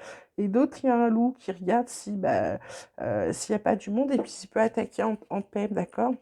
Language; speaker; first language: French; native; French